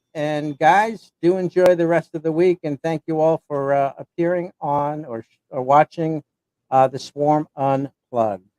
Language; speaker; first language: English; native; English